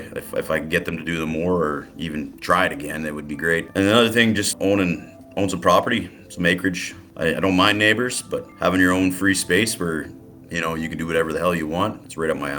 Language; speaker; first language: English; native; English